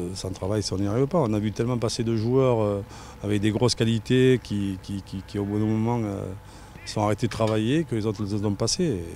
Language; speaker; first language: French; native; French